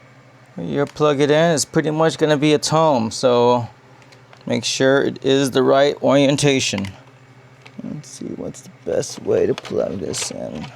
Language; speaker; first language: English; native; English